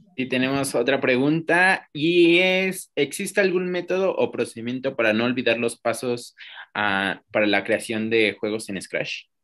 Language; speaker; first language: Spanish; native; Spanish